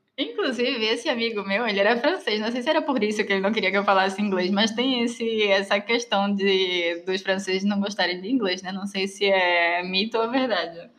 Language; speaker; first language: Portuguese; native; Portuguese